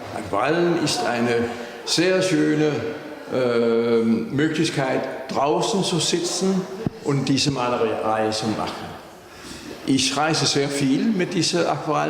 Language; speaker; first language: German; non-native, fluent; Danish